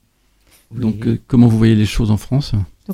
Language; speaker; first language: French; native; French